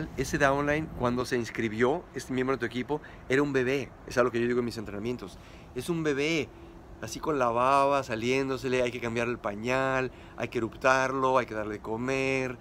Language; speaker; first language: Spanish; native; Spanish